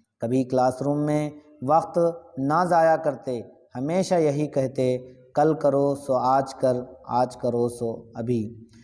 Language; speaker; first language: Urdu; native; Urdu